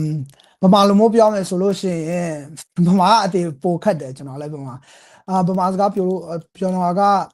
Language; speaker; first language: Burmese; early bilingual, heritage; Burmese